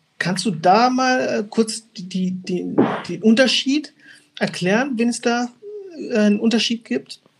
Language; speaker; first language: German; early bilingual, other home language; Portuguese